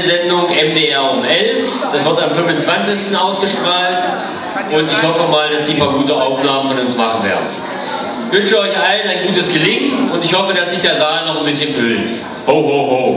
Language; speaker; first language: German; native; German